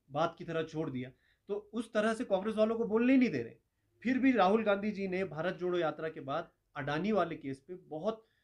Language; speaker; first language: Hindi; non-native, local second language; Ladakhi